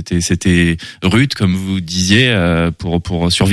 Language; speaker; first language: French; native; French